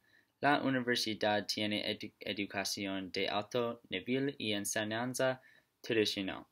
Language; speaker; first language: Spanish; non-native, learner; English